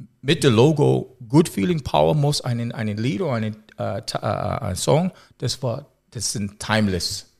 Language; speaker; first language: German; non-native, learner; English